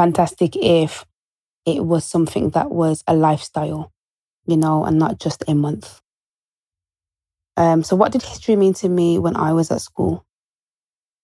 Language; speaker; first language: English; native; English